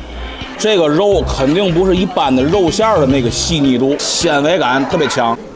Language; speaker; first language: Chinese; native; Chinese